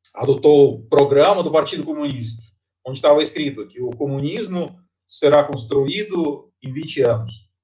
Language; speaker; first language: Portuguese; non-native, fluent; Russian